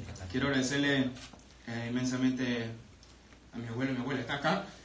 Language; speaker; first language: Spanish; native; Spanish